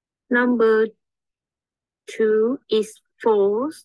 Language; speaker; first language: English; non-native, learner; Vietnamese